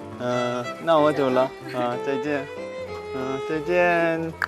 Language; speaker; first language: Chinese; non-native, fluent; Korean